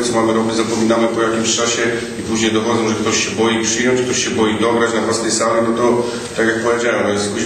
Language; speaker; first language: Polish; native; Polish